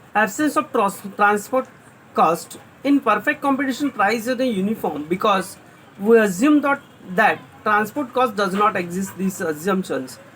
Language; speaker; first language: English; non-native, local second language; Marathi